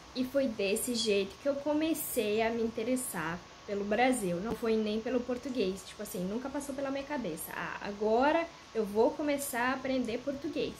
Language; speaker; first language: Portuguese; non-native, fluent; Romanian